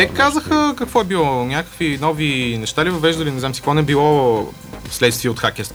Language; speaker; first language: Bulgarian; native; Bulgarian